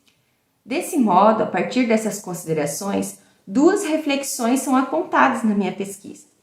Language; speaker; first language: Portuguese; native; Portuguese